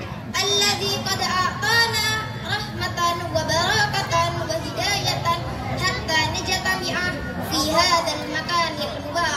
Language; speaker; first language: Arabic; non-native, learner; Indonesian